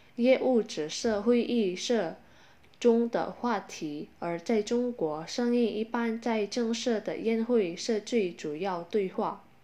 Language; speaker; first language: Chinese; non-native, fluent; Indonesian